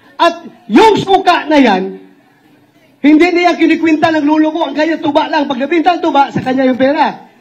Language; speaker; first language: Filipino; non-native, local second language; Cebuano